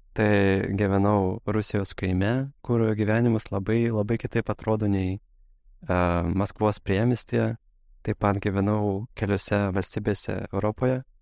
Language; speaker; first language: Lithuanian; non-native, fluent; Russian